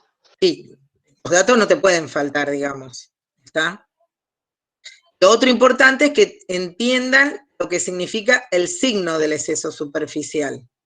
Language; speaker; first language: Spanish; native; Spanish